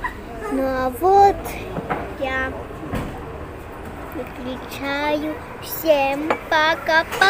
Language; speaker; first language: Russian; early bilingual, heritage; Russian